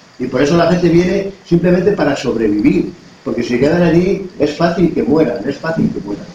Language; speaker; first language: Spanish; native; Spanish